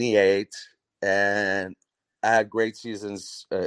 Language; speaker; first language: English; non-native, fluent; French